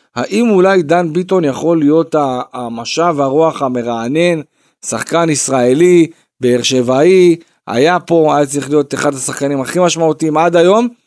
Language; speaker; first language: Hebrew; native; Hebrew